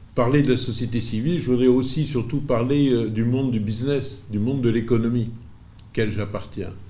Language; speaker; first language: French; native; French